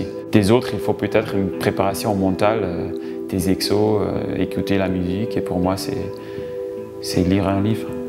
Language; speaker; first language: French; non-native, local second language; German